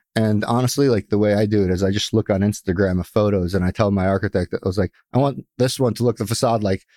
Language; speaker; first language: English; early bilingual, other home language; Russian